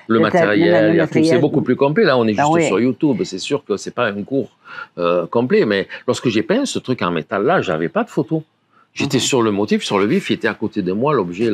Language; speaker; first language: French; native; French